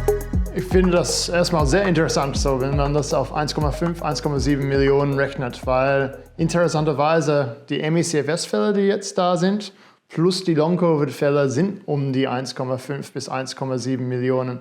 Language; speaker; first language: German; non-native, fluent; English